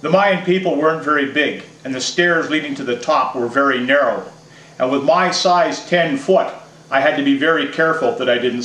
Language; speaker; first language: English; native; English